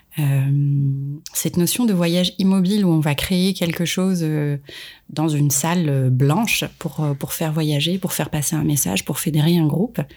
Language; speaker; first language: French; non-native, local second language; Arabic